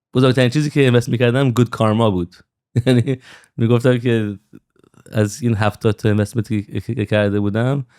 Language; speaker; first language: Persian; early bilingual, heritage; Persian